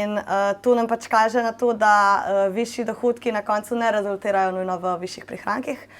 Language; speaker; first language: Slovenian; native; Slovenian